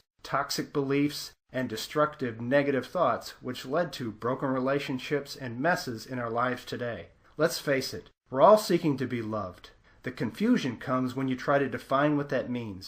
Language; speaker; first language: English; native; English